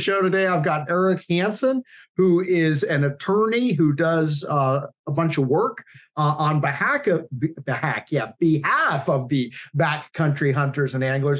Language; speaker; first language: English; native; English